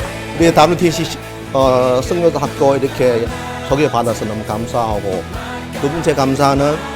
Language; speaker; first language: Korean; non-native, learner; Chinese